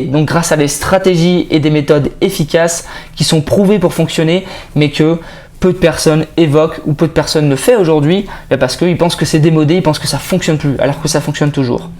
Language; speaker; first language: French; native; French